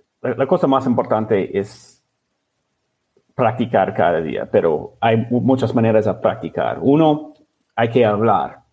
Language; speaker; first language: Spanish; non-native, learner; English